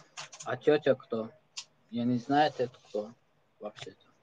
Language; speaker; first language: Russian; non-native, learner; Turkmen